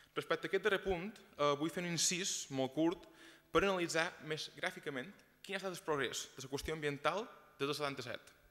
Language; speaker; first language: Catalan; native; Catalan